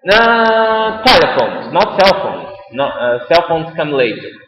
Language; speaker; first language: English; non-native, fluent; Portuguese